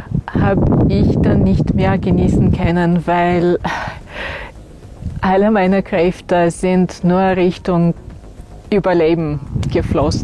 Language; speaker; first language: German; non-native, fluent; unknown